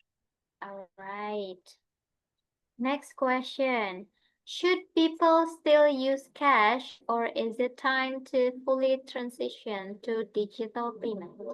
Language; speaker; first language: English; non-native, fluent; Indonesian